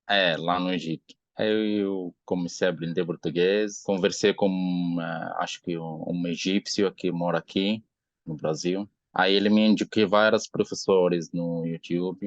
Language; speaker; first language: Portuguese; non-native, learner; Arabic